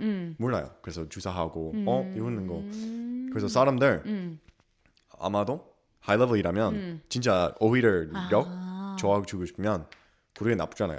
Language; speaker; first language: Korean; non-native, learner; English